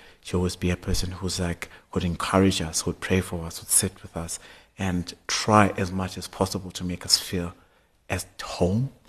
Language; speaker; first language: English; non-native, local second language; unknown